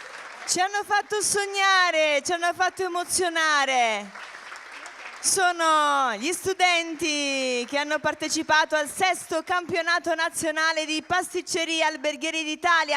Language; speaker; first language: Italian; native; Italian